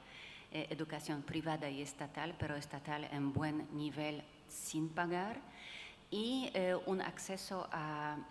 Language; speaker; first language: Spanish; non-native, fluent; Polish